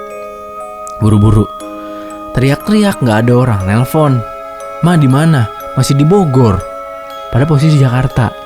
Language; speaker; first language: Indonesian; native; Indonesian